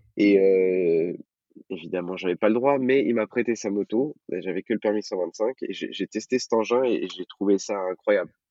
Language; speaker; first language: French; early bilingual, other home language; Arabic